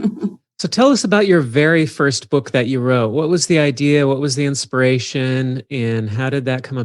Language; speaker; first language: English; native; English